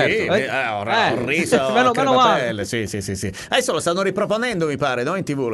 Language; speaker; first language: Italian; native; Italian